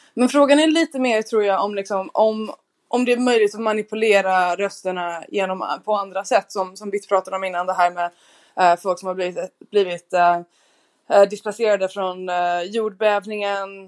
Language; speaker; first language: Swedish; non-native, fluent; English